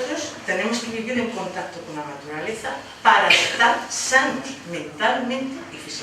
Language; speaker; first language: Spanish; native; Spanish